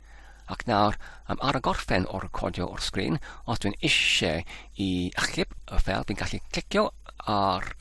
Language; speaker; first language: Welsh; non-native, learner; Polish